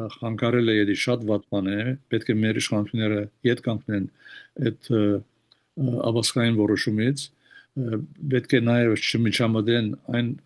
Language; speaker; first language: Armenian; early bilingual, heritage; Armenian